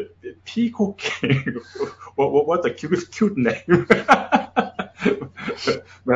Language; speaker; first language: English; non-native, learner; Japanese